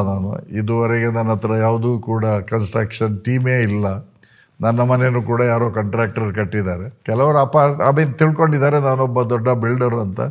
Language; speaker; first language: Kannada; non-native, local second language; Konkani